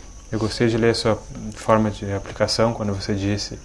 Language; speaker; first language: Portuguese; native; Portuguese